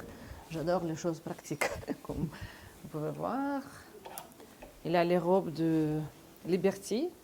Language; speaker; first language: French; non-native, fluent; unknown